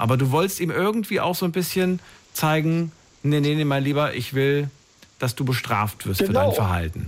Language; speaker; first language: German; native; German